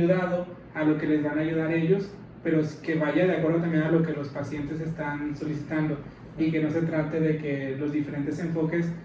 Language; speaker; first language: Spanish; native; Spanish